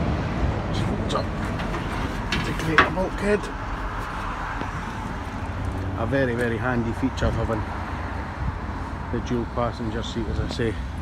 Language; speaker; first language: English; native; English